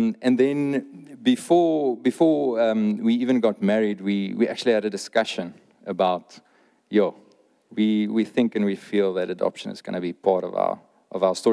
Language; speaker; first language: English; non-native, local second language; Afrikaans